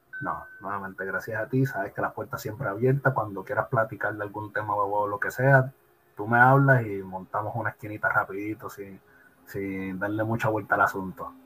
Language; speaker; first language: Spanish; native; Spanish